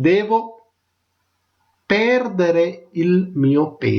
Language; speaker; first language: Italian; non-native, learner; Tamil